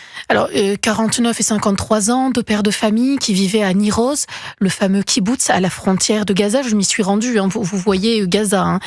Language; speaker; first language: French; native; French